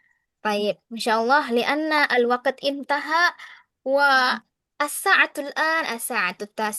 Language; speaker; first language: Arabic; non-native, fluent; Indonesian